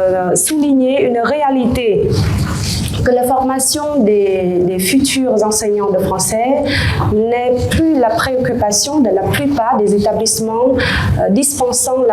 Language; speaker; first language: French; non-native, fluent; Vietnamese